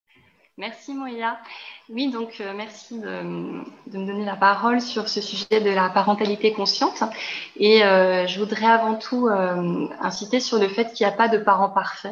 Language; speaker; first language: French; native; French